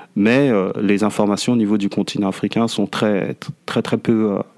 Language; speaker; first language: French; native; French